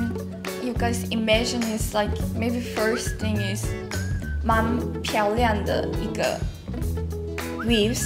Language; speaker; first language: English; non-native, learner; Mongolian